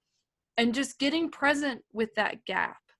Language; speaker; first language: English; native; English